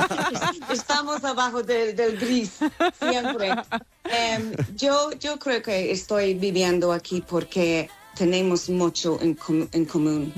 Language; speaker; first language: Spanish; non-native, fluent; English